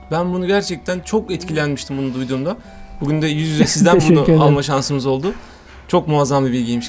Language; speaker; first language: Turkish; native; Turkish